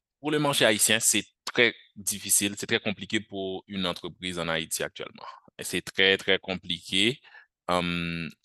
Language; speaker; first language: French; non-native, local second language; Haitian Creole